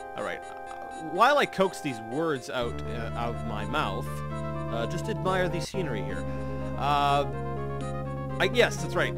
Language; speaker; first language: English; native; English